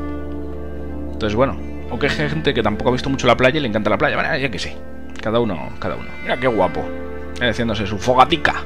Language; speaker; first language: Spanish; native; Spanish